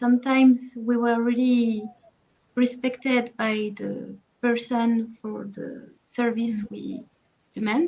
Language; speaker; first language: English; non-native, learner; French